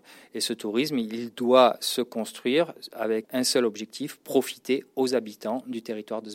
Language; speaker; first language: French; native; French